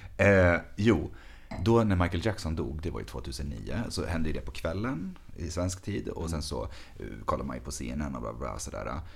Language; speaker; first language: Swedish; native; Swedish